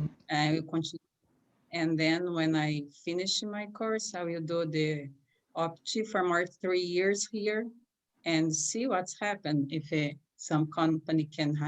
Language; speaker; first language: English; non-native, learner; Portuguese